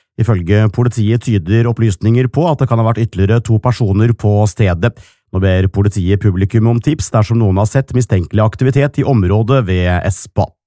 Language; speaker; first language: Norwegian; native; Norwegian